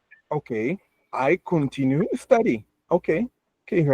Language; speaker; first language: English; non-native, fluent; Portuguese